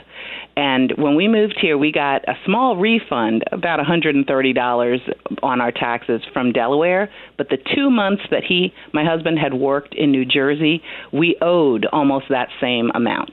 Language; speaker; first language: English; native; English